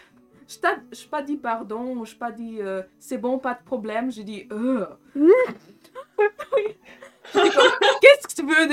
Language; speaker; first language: French; non-native, fluent; German